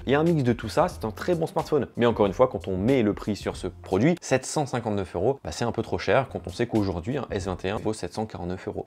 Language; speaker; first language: French; native; French